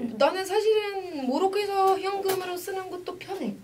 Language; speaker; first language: Korean; non-native, fluent; Arabic